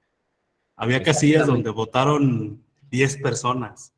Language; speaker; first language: Spanish; native; Spanish